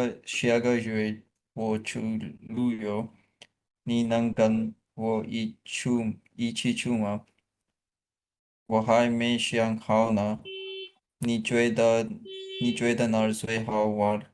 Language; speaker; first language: Chinese; non-native, learner; Urdu